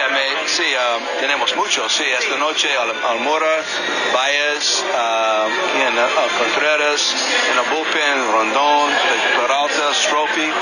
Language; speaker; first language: Spanish; non-native, learner; English